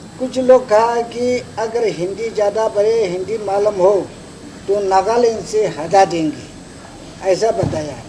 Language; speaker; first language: Hindi; non-native, local second language; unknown